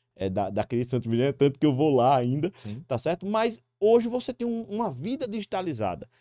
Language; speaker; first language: Portuguese; native; Portuguese